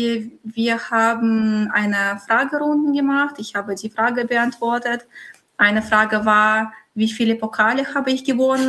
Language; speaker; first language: German; non-native, fluent; Russian